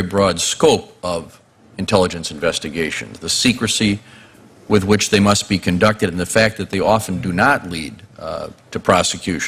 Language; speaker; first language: English; native; English